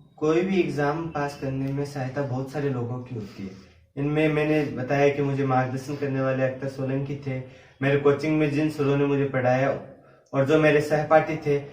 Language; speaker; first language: Hindi; native; Hindi